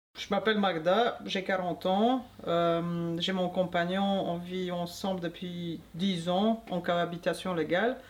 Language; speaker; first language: French; non-native, fluent; Polish